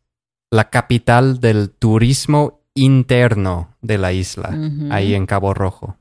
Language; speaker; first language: Spanish; non-native, fluent; English